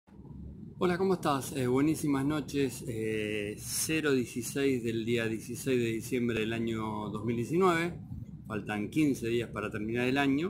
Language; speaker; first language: Spanish; native; Spanish